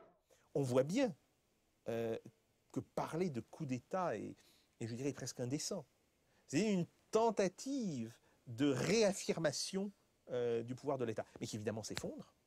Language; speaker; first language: French; native; French